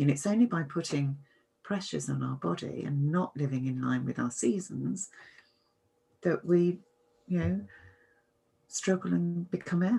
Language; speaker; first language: English; native; English